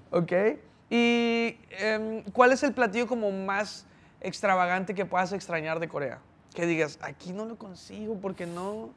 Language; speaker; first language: Spanish; native; Spanish